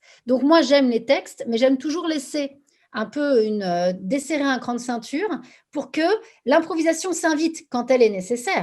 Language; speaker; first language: French; native; French